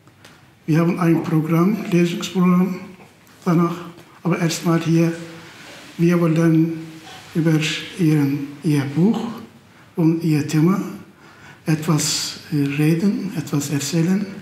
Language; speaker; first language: German; non-native, fluent; Turkish